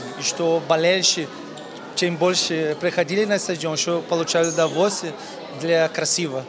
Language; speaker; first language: Russian; non-native, learner; Portuguese